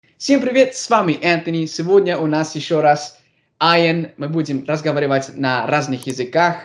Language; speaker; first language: Russian; non-native, fluent; English